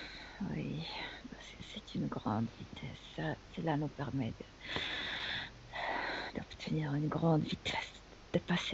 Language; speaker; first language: French; non-native, fluent; Spanish